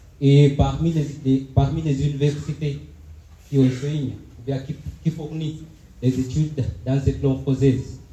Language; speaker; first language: French; non-native, fluent; Swahili